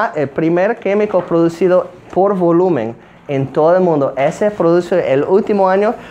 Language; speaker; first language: Spanish; non-native, fluent; English